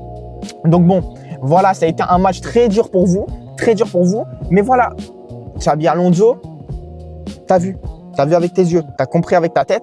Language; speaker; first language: French; native; French